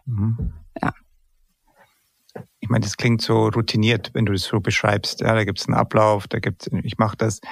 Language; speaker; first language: German; native; German